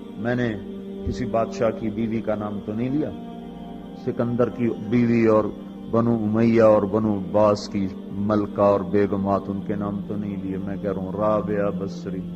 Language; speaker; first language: Urdu; non-native, local second language; Punjabi